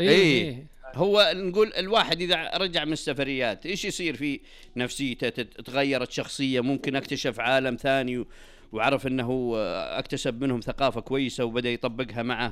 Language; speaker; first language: Arabic; native; Arabic